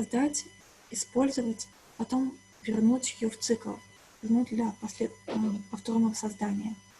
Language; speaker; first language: Russian; native; Russian